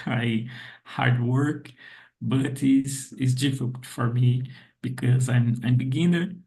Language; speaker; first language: English; non-native, learner; Portuguese